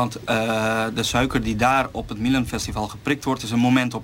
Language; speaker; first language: Dutch; native; Dutch